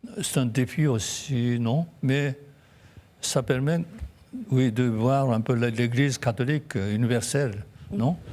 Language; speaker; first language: French; non-native, fluent; Japanese